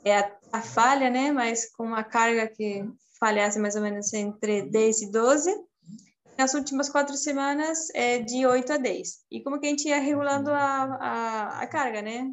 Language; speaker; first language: Portuguese; non-native, fluent; Spanish